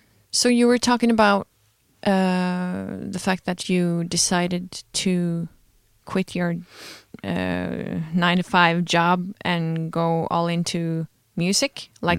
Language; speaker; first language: English; non-native, fluent; Norwegian